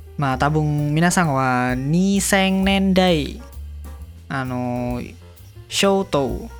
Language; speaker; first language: Japanese; non-native, learner; Indonesian